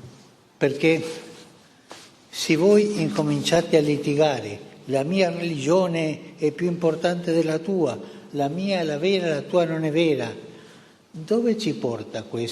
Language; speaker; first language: Italian; non-native, local second language; Spanish